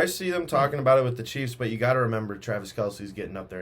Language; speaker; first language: English; native; English